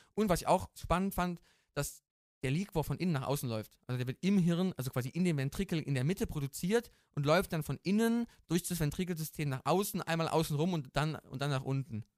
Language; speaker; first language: German; native; German